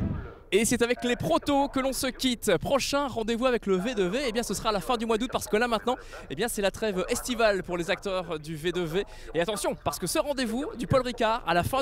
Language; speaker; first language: French; native; French